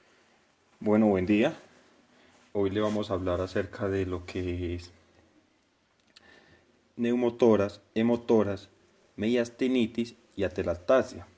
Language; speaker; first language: Spanish; native; Spanish